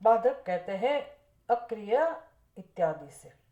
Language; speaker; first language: Hindi; non-native, local second language; Gujarati